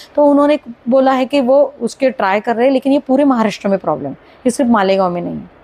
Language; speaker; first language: Hindi; non-native, local second language; Marathi